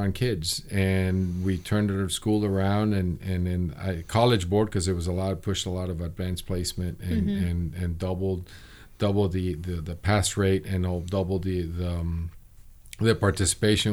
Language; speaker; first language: English; early bilingual, other home language; Spanish